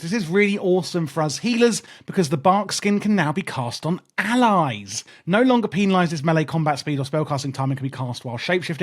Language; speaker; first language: English; native; English